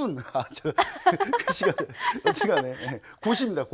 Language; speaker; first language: Korean; native; Korean